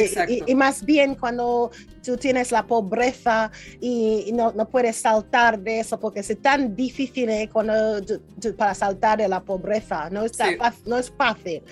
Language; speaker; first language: Spanish; non-native, learner; English